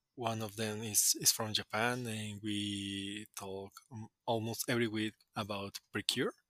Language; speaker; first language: English; non-native, fluent; Spanish